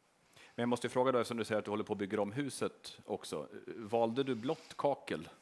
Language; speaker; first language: Swedish; native; Swedish